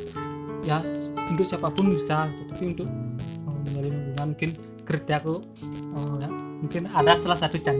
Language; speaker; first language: Indonesian; native; Indonesian